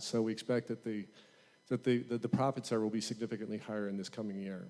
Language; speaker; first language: English; native; English